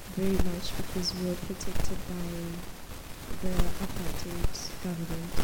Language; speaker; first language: English; non-native, local second language; Tswana